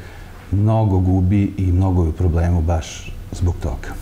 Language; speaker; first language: Serbian; native; Serbian